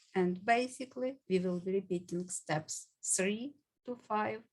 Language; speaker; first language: English; non-native, fluent; Ukrainian